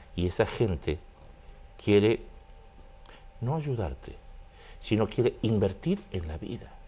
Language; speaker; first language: Spanish; native; Spanish